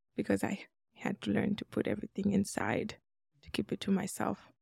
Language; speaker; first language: English; non-native, local second language; Swahili